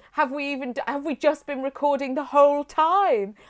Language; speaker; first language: English; native; English